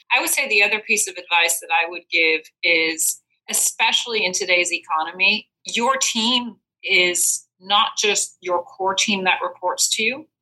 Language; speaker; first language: English; non-native, fluent; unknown